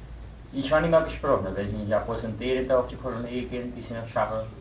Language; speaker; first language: German; early bilingual, heritage; German